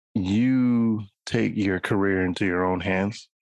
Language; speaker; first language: English; native; English